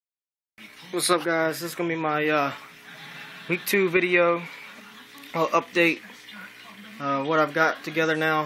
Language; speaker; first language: English; native; English